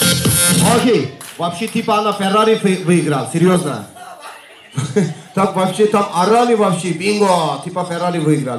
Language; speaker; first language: Russian; non-native, learner; Turkish